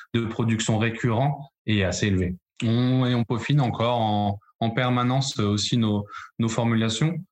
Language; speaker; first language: French; native; French